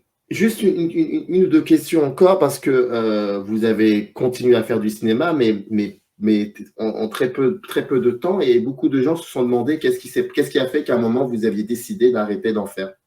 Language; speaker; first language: French; native; French